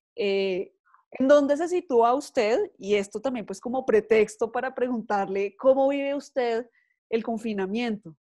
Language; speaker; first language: Spanish; native; Spanish